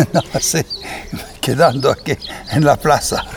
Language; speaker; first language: Spanish; non-native, fluent; French